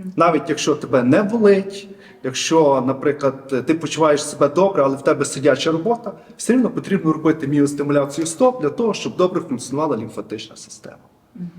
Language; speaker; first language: Ukrainian; native; Ukrainian